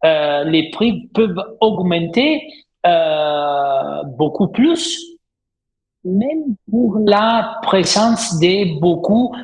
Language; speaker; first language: French; non-native, fluent; Italian